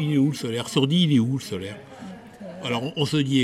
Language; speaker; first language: French; native; French